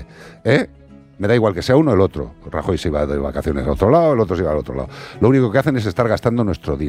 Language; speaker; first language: Spanish; native; Spanish